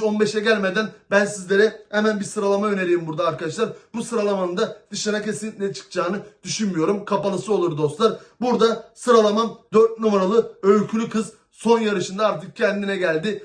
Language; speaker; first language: Turkish; native; Turkish